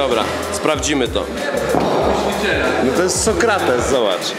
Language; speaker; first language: Polish; native; Polish